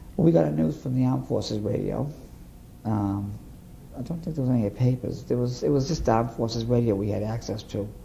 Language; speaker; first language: English; native; English